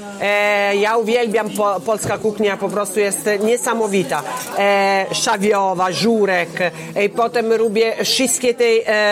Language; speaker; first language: Polish; non-native, learner; Italian